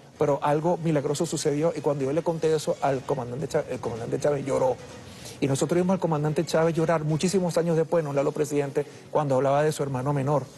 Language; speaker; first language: Spanish; early bilingual, other home language; English